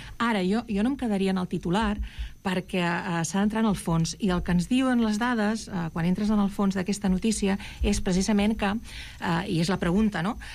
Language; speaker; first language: Catalan; non-native, local second language; Spanish